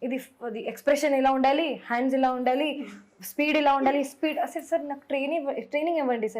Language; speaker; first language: Telugu; non-native, fluent; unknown